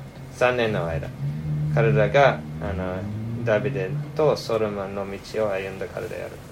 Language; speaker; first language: Japanese; non-native, fluent; English